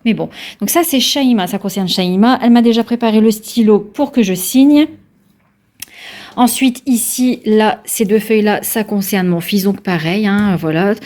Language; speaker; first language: French; native; French